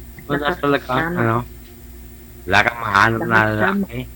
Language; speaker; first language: Filipino; non-native, local second language; Cebuano